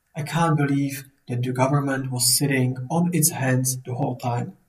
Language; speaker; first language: English; non-native, fluent; Czech